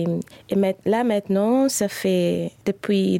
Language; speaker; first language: French; non-native, fluent; Spanish